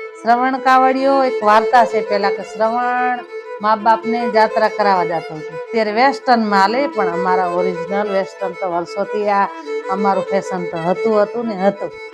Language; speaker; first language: Gujarati; native; Gujarati